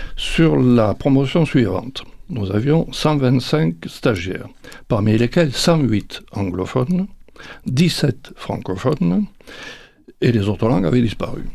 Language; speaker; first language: French; native; French